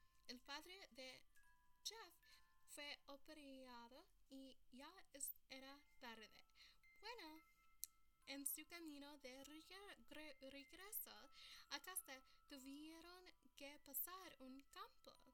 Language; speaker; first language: Spanish; early bilingual, heritage; Spanish